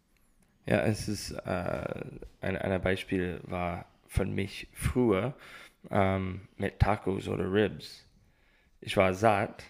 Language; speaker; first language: German; non-native, learner; English